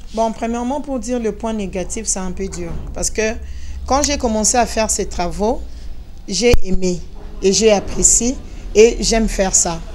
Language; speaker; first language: French; non-native, local second language; Lingala